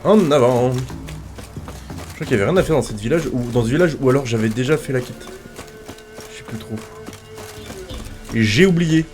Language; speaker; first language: French; native; French